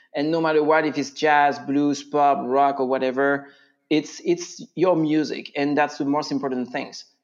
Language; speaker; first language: English; non-native, fluent; French